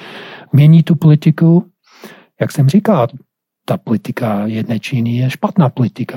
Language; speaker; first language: Czech; non-native, fluent; English